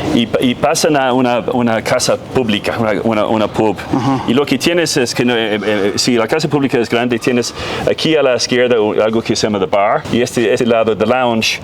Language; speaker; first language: Spanish; non-native, fluent; English